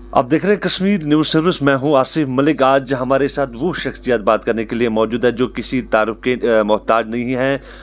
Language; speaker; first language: Hindi; non-native, local second language; Kashmiri